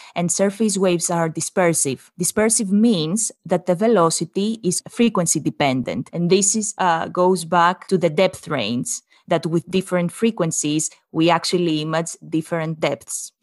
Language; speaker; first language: English; non-native, fluent; Greek